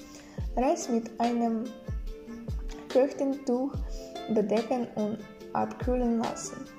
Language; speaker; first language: German; non-native, learner; Russian